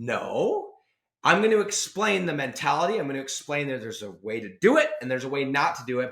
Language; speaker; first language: English; native; English